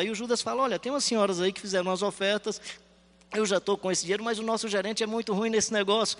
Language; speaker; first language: Portuguese; native; Portuguese